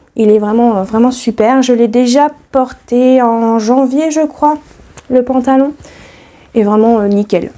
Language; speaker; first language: French; native; French